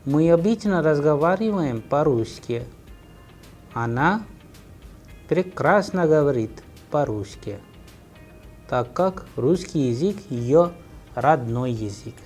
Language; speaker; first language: Russian; non-native, fluent; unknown